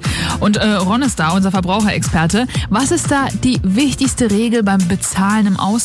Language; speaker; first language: German; native; German